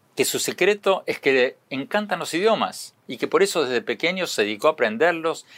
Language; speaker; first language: Spanish; native; Spanish